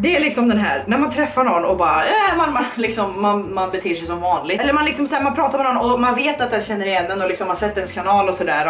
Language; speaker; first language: Swedish; native; Swedish